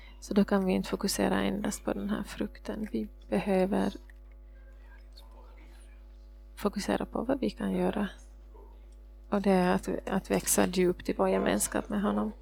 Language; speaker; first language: Swedish; non-native, fluent; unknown